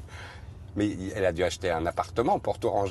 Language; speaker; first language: French; native; French